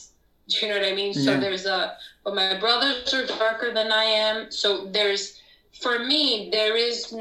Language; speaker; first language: English; non-native, fluent; Spanish